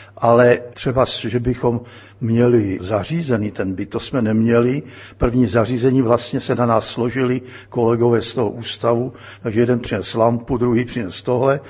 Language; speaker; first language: Czech; native; Czech